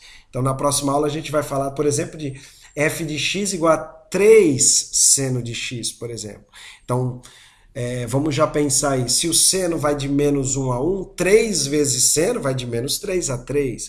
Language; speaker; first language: Portuguese; native; Portuguese